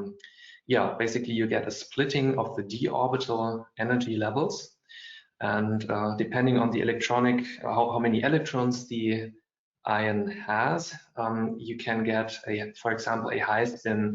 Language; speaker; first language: English; non-native, fluent; German